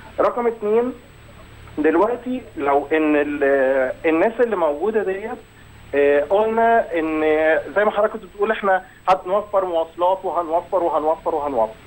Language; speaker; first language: Egyptian Arabic; native; Egyptian Arabic